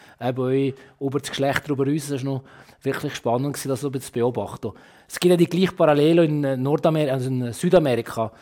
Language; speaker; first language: German; native; German